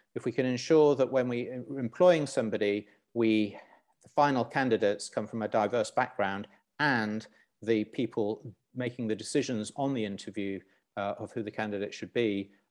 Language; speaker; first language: English; native; English